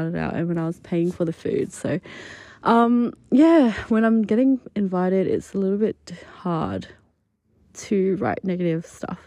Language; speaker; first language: English; native; English